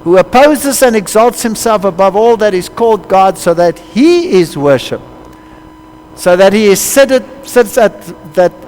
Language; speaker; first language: English; non-native, local second language; Afrikaans